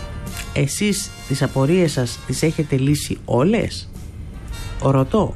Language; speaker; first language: Greek; native; Greek